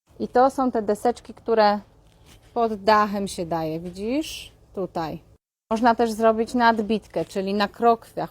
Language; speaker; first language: Polish; native; Polish